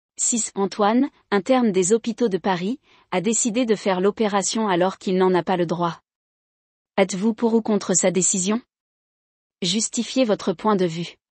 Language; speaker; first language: French; non-native, local second language; Arabic